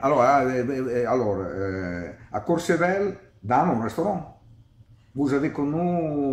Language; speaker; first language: French; non-native, learner; Italian